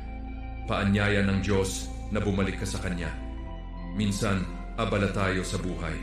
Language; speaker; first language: Filipino; native; Filipino